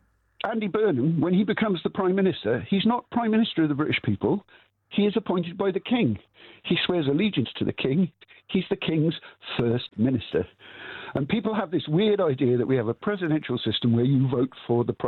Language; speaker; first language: English; native; English